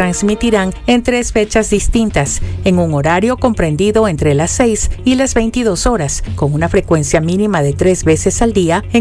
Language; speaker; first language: Spanish; native; Spanish